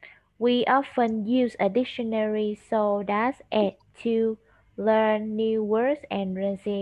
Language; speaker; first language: English; non-native, learner; Vietnamese